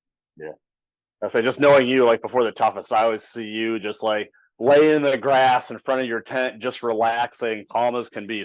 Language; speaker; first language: English; native; English